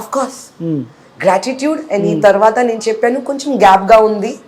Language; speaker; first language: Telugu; non-native, learner; Hindi